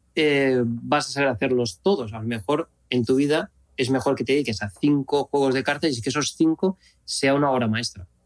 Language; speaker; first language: Spanish; native; Spanish